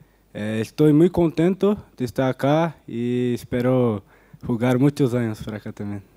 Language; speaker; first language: Spanish; non-native, fluent; Portuguese